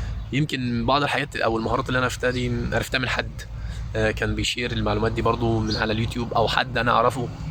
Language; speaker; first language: Arabic; native; Arabic